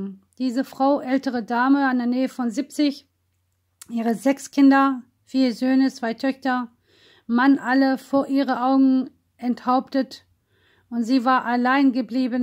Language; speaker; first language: German; non-native, fluent; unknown